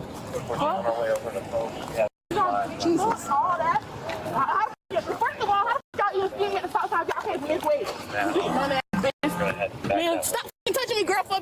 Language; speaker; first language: English; native; English